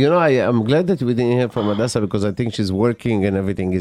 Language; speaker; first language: English; non-native, fluent; Hebrew